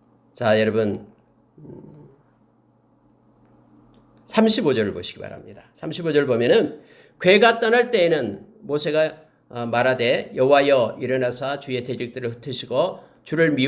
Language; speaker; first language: Korean; native; Korean